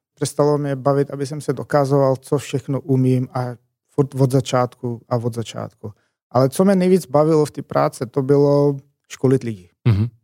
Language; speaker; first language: Czech; non-native, fluent; Macedonian